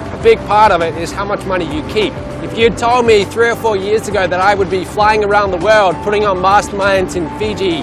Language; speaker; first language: English; native; English